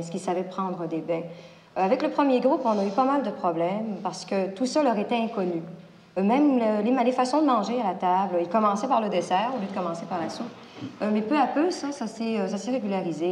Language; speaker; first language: French; native; French